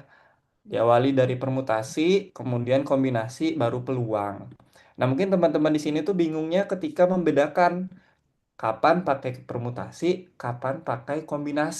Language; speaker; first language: Indonesian; native; Indonesian